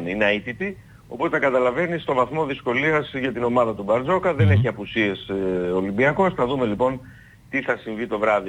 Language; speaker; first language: Greek; native; Greek